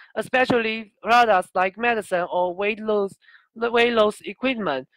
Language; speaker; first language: English; non-native, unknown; Chinese